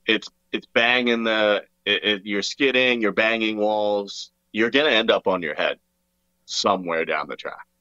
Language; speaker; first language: English; native; English